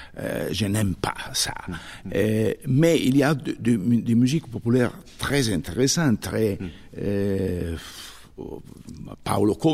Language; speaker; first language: French; non-native, fluent; Italian